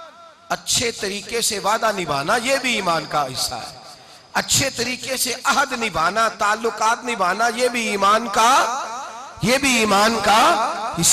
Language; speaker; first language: Hindi; non-native, local second language; Punjabi